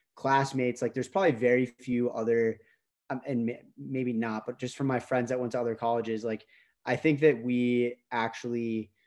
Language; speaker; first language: English; native; English